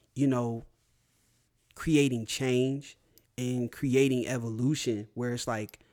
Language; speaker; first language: English; native; English